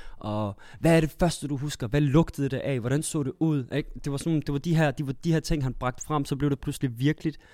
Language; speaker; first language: Danish; early bilingual, other home language; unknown